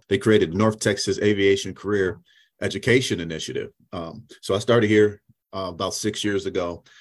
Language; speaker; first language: English; native; English